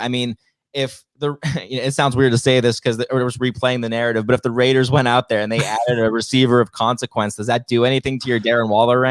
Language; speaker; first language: English; native; English